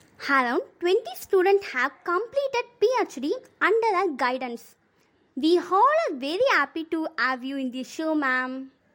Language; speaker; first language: English; non-native, local second language; Tamil